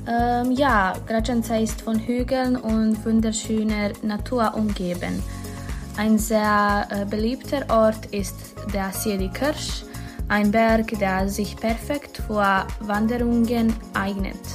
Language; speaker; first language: German; non-native, learner; Bosnian